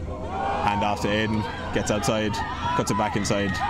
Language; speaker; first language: English; native; English